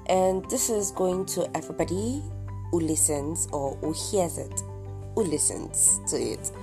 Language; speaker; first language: English; non-native, local second language; Yoruba